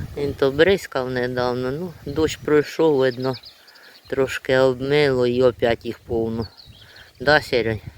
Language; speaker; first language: Ukrainian; native; Ukrainian